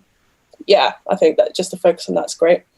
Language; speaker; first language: English; native; English